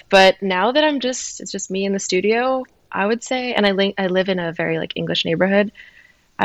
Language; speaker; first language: English; native; English